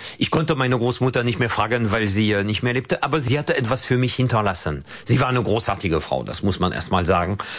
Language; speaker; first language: German; non-native, fluent; French